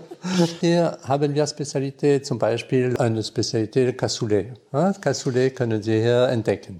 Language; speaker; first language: German; non-native, learner; French